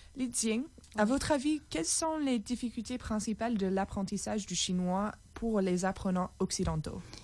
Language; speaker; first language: French; non-native, fluent; English